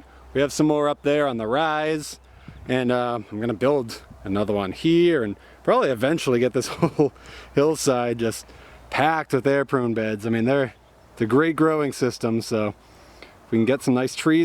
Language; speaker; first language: English; native; English